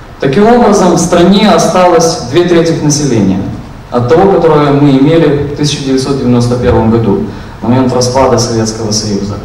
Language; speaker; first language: Russian; non-native, local second language; Ukrainian